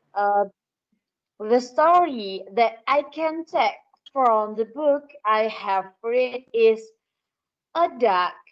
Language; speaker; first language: English; non-native, learner; Indonesian